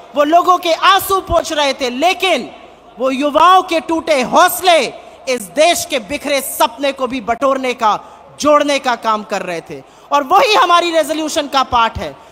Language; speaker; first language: Hindi; native; Hindi